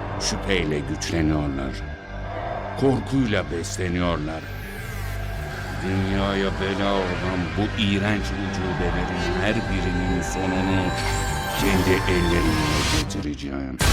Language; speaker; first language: Turkish; native; Turkish